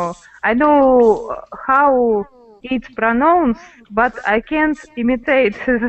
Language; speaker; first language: English; non-native, learner; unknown